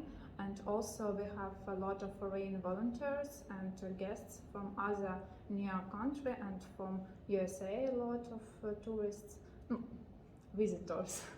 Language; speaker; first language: English; non-native, learner; Ukrainian